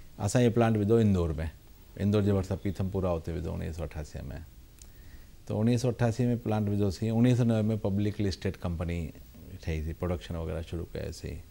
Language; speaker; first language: Sindhi; early bilingual, heritage; Sindhi